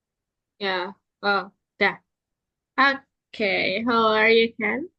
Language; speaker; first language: English; non-native, fluent; Indonesian